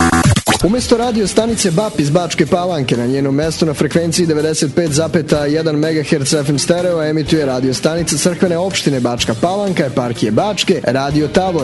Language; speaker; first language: Serbian; native; Serbian